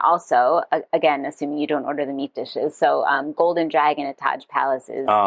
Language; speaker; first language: English; non-native, fluent; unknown